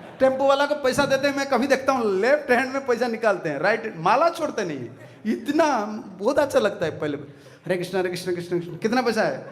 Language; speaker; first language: Hindi; non-native, local second language; Bangla